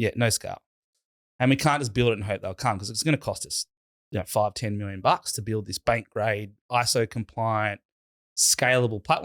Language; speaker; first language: English; native; English